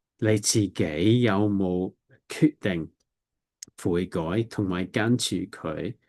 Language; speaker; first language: Cantonese; non-native, learner; English